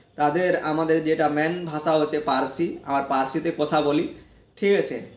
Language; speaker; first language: Bangla; non-native, local second language; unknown